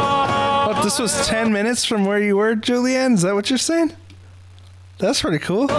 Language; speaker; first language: English; native; English